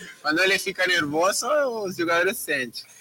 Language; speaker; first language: Spanish; non-native, learner; Portuguese